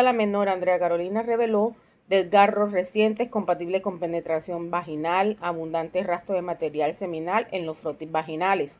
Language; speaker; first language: Spanish; native; Spanish